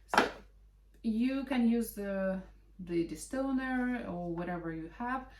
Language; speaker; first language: English; non-native, fluent; Russian